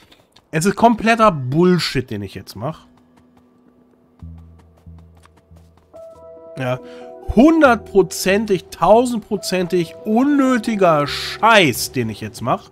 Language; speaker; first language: German; native; German